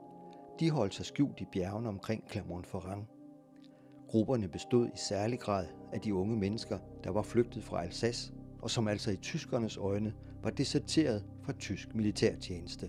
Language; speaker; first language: Danish; native; Danish